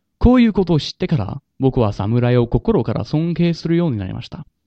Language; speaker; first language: Japanese; non-native, learner; English